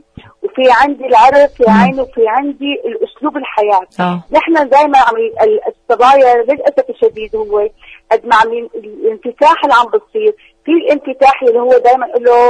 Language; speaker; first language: Arabic; native; Arabic